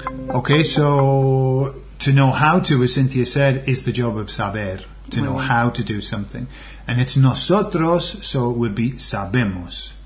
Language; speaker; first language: English; native; English